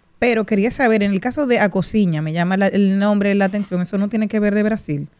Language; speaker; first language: Spanish; native; Spanish